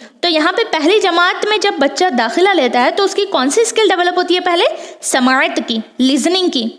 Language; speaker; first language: Urdu; native; Urdu